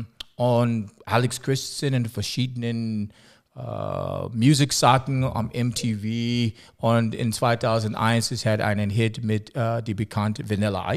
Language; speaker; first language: German; non-native, learner; English